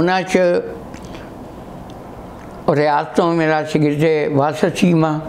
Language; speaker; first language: Hindi; non-native, local second language; Punjabi